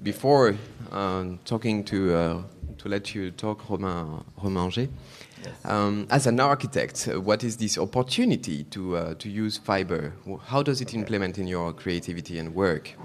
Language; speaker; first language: English; non-native, fluent; French